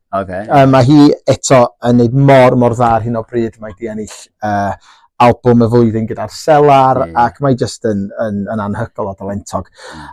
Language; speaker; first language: Welsh; non-native, local second language; English